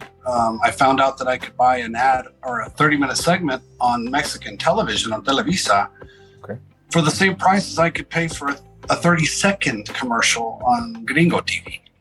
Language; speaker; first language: English; early bilingual, other home language; Spanish